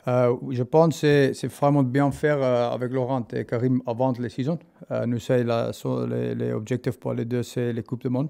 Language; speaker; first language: French; non-native, learner; English